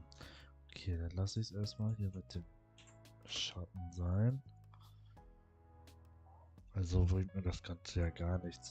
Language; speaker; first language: German; native; German